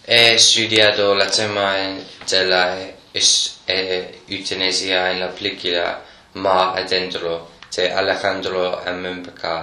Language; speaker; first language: Spanish; non-native, learner; English